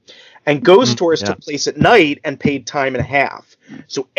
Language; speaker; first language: English; native; English